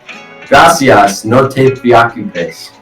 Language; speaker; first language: Spanish; non-native, learner; English